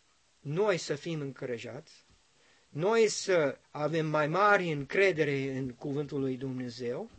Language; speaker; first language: Romanian; non-native, learner; English